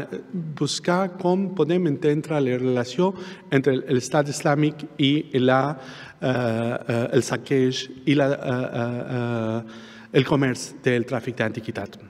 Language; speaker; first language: Catalan; non-native, fluent; Arabic